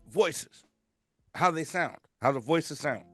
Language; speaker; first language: English; native; English